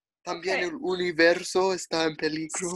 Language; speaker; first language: Spanish; non-native, learner; English